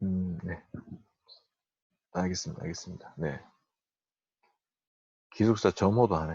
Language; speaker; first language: Korean; native; Korean